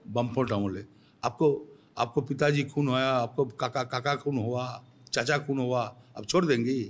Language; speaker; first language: Hindi; non-native, local second language; Bangla